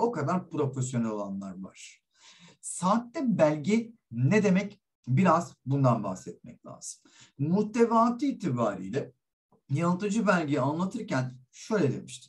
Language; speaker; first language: Turkish; native; Turkish